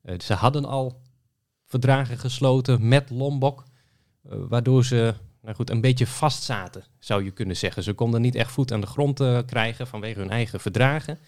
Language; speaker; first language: Dutch; native; Dutch